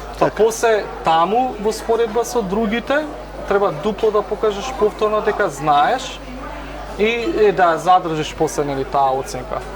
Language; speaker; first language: Macedonian; non-native, local second language; Romany